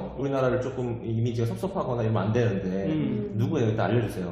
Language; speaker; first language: Korean; native; Korean